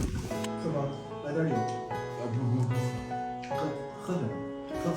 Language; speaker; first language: Chinese; native; Chinese